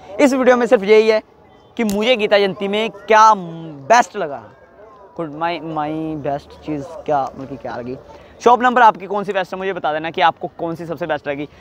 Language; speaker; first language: Hindi; native; Hindi